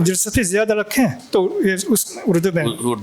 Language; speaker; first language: Hindi; non-native, fluent; Japanese